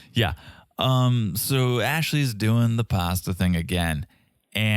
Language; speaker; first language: English; native; English